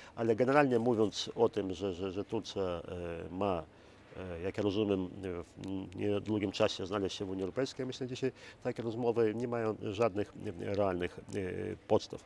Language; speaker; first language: Polish; native; Polish